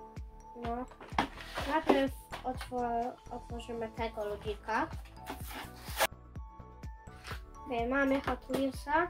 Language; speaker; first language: Polish; early bilingual, heritage; Polish